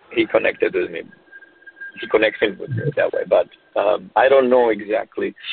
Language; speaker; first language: English; non-native, fluent; Romanian